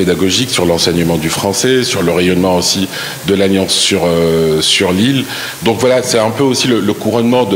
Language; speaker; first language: French; non-native, local second language; Arabic